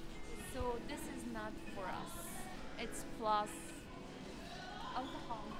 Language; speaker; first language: English; non-native, learner; Uzbek